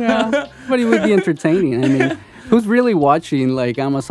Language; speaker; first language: English; non-native, fluent; Spanish